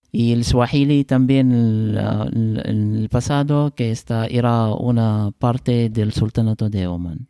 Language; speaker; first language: Spanish; non-native, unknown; Arabic